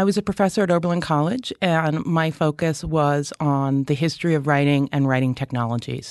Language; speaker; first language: English; native; English